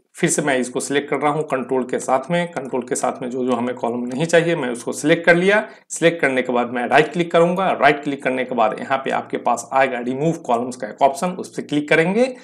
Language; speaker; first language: Hindi; native; Hindi